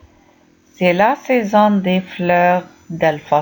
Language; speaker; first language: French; non-native, fluent; Arabic